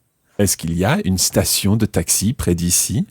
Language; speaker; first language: French; non-native, fluent; English